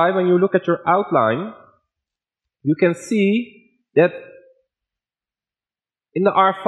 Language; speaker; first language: English; non-native, fluent; Dutch